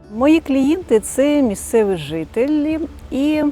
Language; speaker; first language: Ukrainian; native; Ukrainian